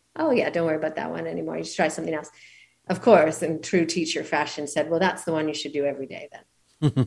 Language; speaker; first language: English; native; English